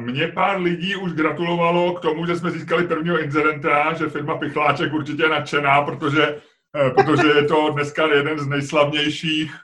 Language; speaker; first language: Czech; native; Czech